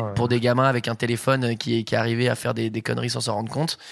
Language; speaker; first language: French; native; French